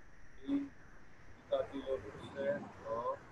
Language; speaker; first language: Persian; non-native, fluent; Urdu